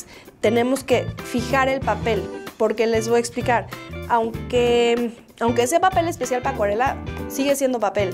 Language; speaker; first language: Spanish; native; Spanish